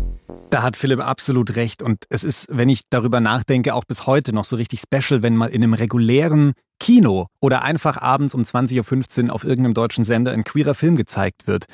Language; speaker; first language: German; native; German